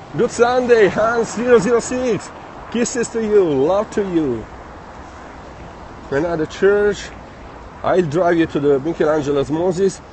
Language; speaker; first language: English; non-native, fluent; Italian